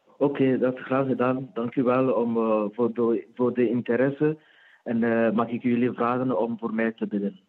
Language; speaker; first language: Dutch; non-native, fluent; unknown